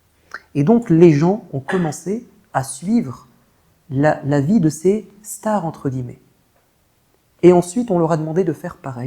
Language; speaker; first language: French; native; French